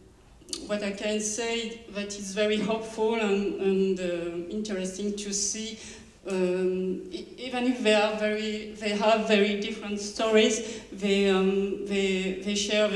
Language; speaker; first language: English; non-native, learner; French